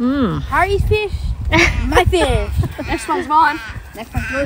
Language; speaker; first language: English; native; English